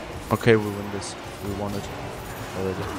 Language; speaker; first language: English; non-native, learner; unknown